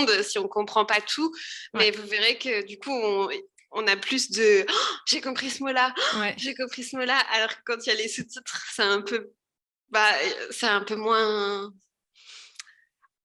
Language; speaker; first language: French; native; French